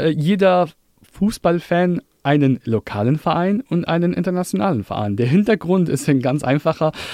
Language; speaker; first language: German; non-native, fluent; Arabic